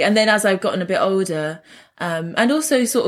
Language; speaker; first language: English; native; English